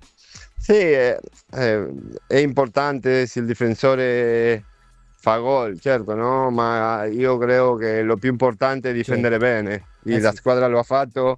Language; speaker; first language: Italian; non-native, fluent; Spanish